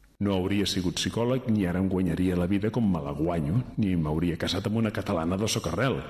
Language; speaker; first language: Catalan; early bilingual, other home language; Riffian